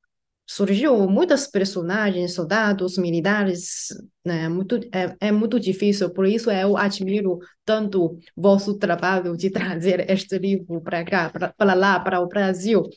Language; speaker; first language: Portuguese; non-native, fluent; Chinese